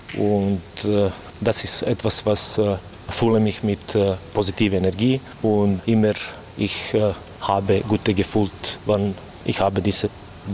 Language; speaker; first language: German; non-native, learner; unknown